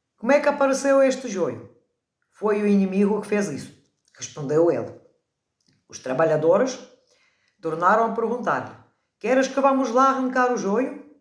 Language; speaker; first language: Portuguese; non-native, fluent; Ukrainian